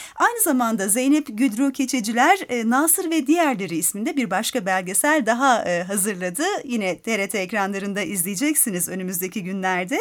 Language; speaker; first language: Turkish; native; Turkish